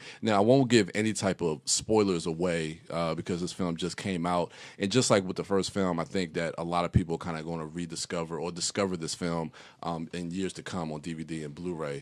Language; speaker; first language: English; native; English